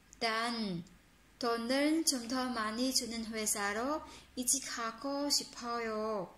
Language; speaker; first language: Korean; non-native, fluent; Vietnamese